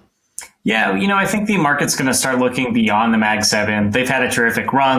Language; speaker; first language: English; native; English